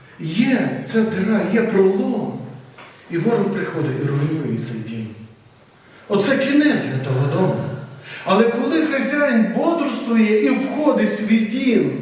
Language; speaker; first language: Ukrainian; native; Ukrainian